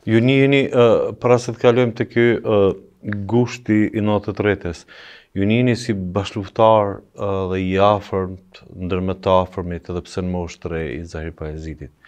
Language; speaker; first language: Albanian; native; Albanian